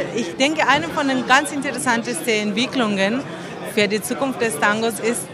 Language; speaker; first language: German; non-native, fluent; Spanish